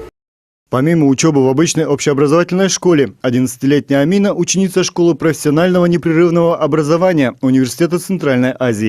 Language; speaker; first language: Russian; native; Russian